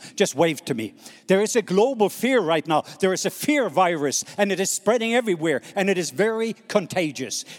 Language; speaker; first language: English; non-native, fluent; Norwegian